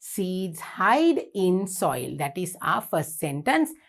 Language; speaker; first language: English; non-native, local second language; Sinhala